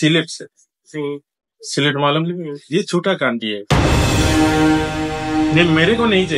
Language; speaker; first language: Hindi; non-native, learner; Bangla